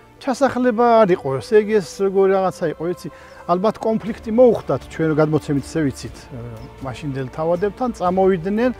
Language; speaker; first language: Georgian; non-native, local second language; Svan